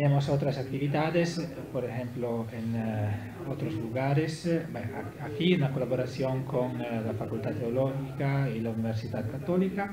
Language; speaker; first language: Spanish; non-native, learner; Italian